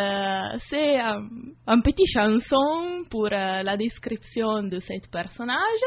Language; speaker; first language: French; non-native, learner; Italian